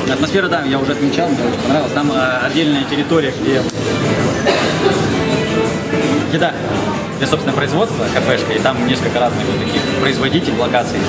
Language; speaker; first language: Russian; native; Russian